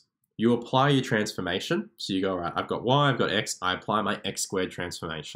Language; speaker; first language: English; native; English